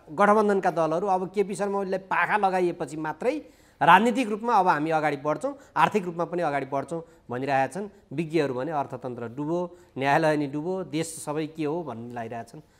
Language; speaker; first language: Nepali; native; Nepali